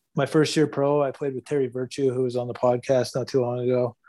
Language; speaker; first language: English; native; English